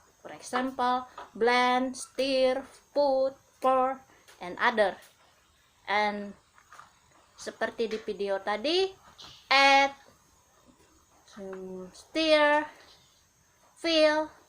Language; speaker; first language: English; non-native, learner; Indonesian